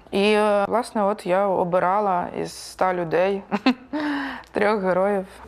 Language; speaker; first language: Ukrainian; native; Ukrainian